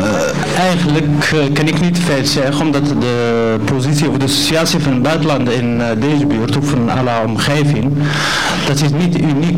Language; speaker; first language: Dutch; non-native, learner; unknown